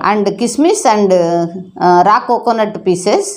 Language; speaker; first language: English; non-native, learner; Telugu